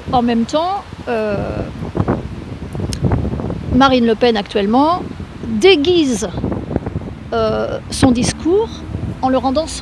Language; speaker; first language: French; native; French